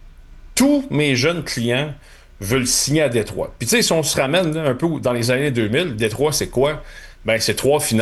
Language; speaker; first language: French; native; French